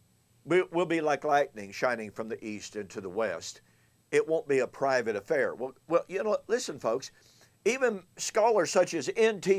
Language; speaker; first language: English; native; English